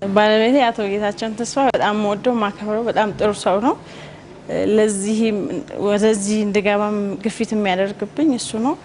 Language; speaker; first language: Amharic; native; Amharic